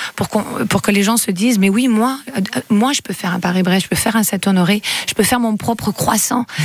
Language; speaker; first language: French; native; French